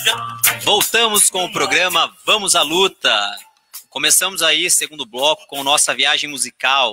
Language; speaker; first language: Portuguese; native; Portuguese